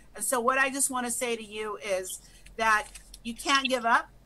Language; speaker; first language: English; early bilingual, other home language; Spanish